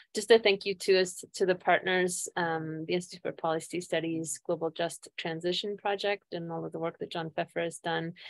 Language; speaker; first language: English; native; English